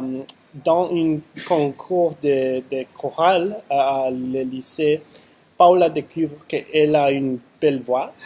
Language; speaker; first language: French; non-native, learner; English